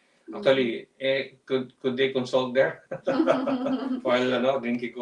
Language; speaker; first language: English; non-native, local second language; Filipino